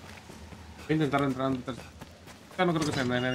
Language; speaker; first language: Spanish; native; Spanish